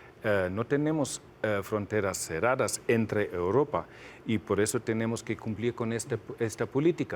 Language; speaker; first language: Spanish; non-native, fluent; German